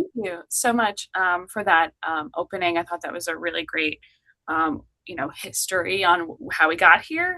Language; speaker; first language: English; native; English